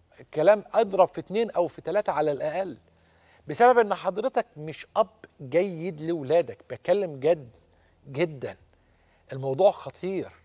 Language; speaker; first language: Arabic; native; Arabic